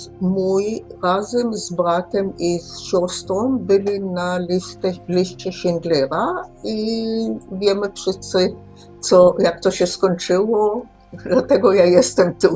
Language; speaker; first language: Polish; early bilingual, heritage; Polish